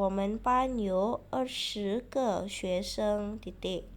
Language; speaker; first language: Chinese; non-native, fluent; Indonesian